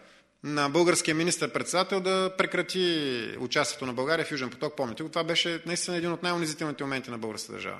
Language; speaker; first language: Bulgarian; native; Bulgarian